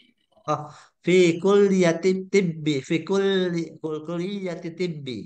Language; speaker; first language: Arabic; non-native, learner; Indonesian